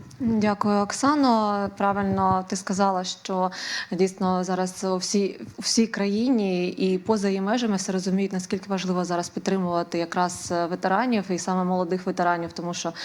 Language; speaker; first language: Ukrainian; native; Ukrainian